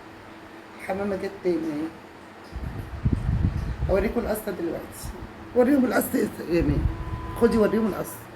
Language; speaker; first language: Arabic; native; Arabic